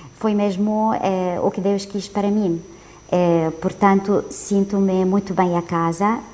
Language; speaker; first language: Portuguese; non-native, fluent; Arabic